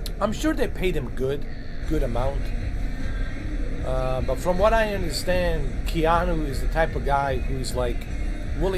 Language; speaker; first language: English; native; English